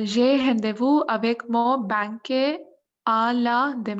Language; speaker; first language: French; non-native, learner; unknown